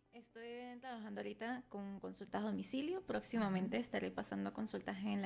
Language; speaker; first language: Spanish; native; Spanish